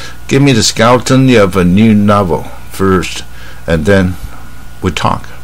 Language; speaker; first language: English; non-native, fluent; Chinese